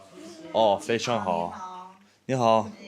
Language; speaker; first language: Chinese; non-native, learner; English